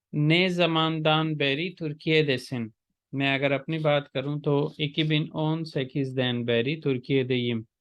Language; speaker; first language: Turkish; non-native, fluent; Urdu